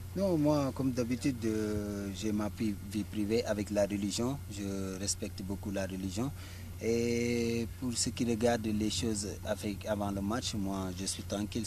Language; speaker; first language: French; non-native, fluent; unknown